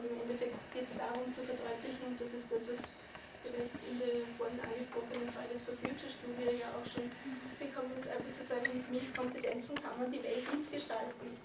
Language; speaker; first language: German; native; German